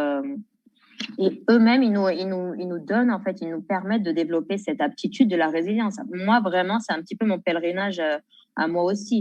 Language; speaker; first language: French; native; French